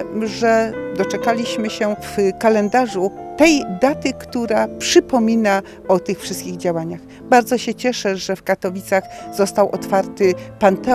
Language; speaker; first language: Polish; native; Polish